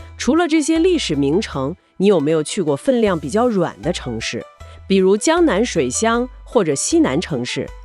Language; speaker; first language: Chinese; native; Chinese